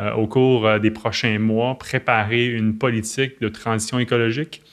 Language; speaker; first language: French; native; French